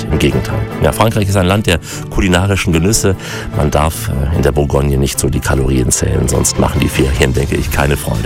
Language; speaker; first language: German; native; German